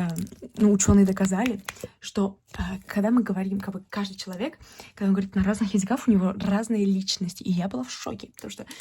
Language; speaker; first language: Russian; early bilingual, heritage; Russian